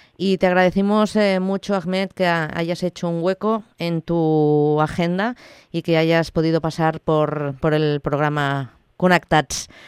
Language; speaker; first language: Spanish; non-native, local second language; Catalan